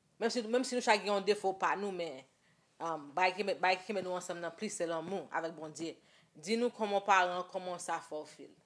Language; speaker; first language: Haitian Creole; early bilingual, heritage; English